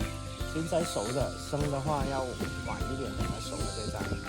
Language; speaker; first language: Chinese; non-native, local second language; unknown